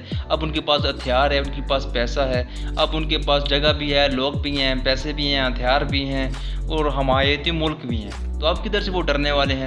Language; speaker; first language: Hindi; non-native, local second language; Punjabi